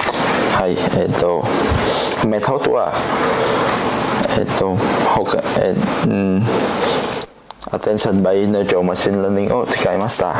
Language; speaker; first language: Japanese; non-native, learner; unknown